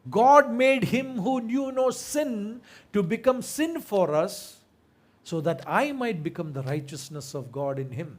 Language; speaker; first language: English; non-native, local second language; Malayalam